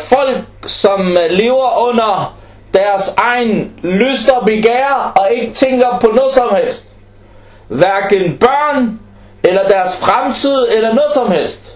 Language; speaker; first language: Danish; non-native, fluent; Arabic